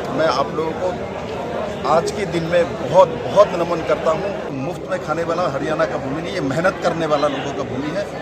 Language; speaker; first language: Hindi; non-native, local second language; Bangla